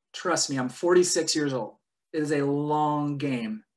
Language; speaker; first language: English; native; English